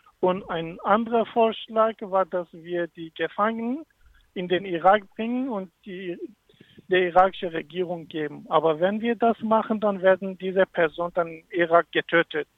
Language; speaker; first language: German; non-native, fluent; Kurdish